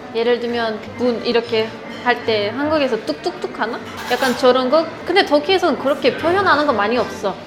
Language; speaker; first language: Korean; non-native, fluent; Turkish